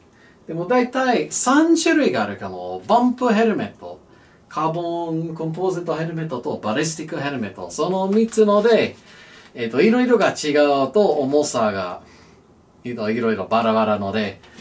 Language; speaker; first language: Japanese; non-native, learner; English